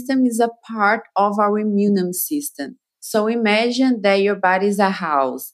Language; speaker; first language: English; non-native, fluent; Portuguese